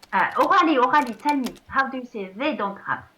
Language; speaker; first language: English; non-native, fluent; French